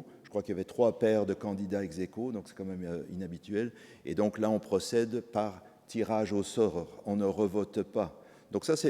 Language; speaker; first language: French; native; French